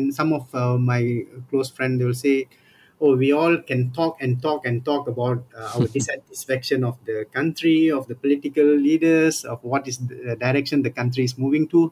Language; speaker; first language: English; non-native, local second language; Tamil